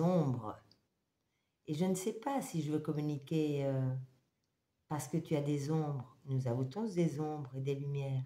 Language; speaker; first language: French; native; French